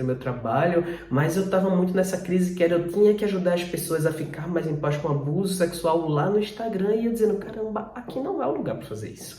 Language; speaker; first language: Portuguese; native; Portuguese